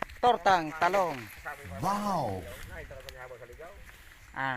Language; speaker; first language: Filipino; non-native, local second language; Bikol